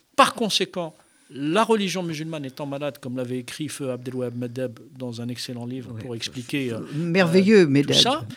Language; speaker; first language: French; non-native, local second language; Arabic